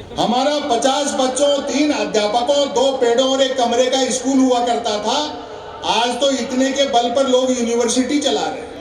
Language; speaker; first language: Hindi; native; Hindi